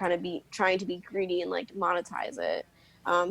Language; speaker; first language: English; native; English